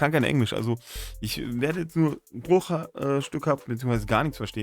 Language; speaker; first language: German; native; German